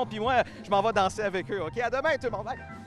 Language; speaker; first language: French; native; French